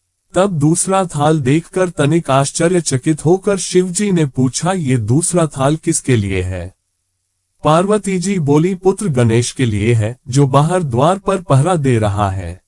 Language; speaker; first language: Hindi; native; Hindi